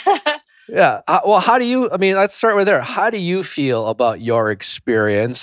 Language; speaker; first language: English; native; English